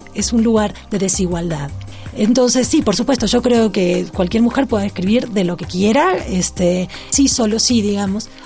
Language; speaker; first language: Spanish; native; Spanish